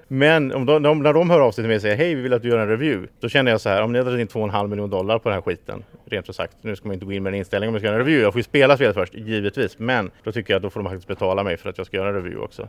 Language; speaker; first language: Swedish; native; Swedish